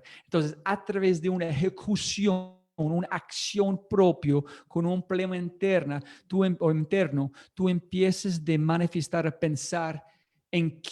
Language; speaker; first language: Spanish; non-native, fluent; English